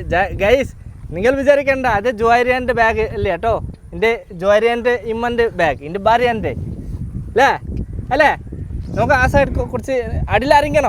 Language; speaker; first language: Malayalam; non-native, learner; Bangla